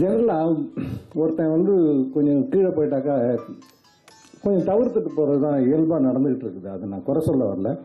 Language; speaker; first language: Tamil; native; Tamil